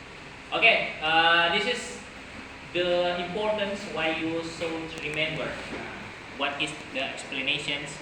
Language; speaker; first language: English; non-native, learner; Indonesian